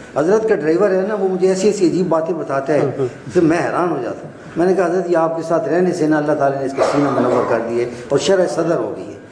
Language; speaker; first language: Urdu; non-native, local second language; Punjabi